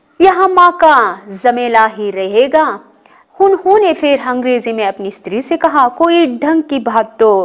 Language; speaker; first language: Hindi; non-native, local second language; Kannada